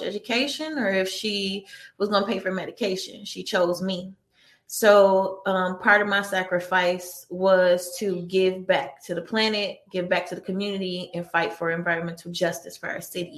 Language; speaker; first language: English; native; English